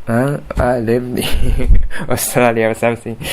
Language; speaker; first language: English; non-native, learner; Japanese